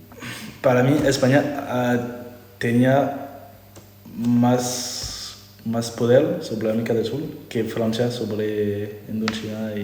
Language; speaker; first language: Spanish; non-native, learner; French